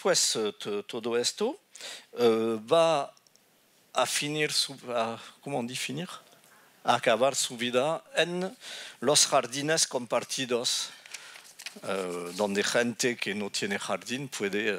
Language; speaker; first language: Spanish; non-native, fluent; French